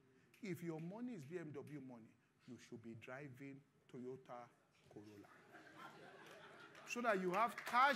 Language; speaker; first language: English; non-native, local second language; Yoruba